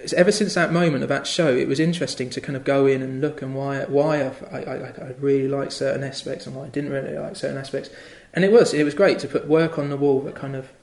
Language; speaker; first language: English; native; English